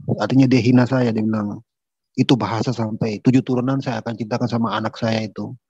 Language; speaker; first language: Indonesian; native; Indonesian